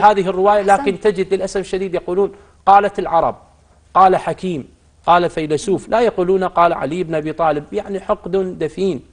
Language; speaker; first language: Arabic; native; Arabic